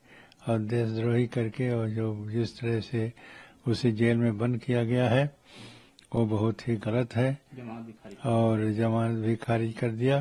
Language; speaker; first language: Hindi; native; Hindi